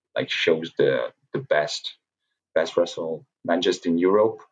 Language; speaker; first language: English; non-native, fluent; Hungarian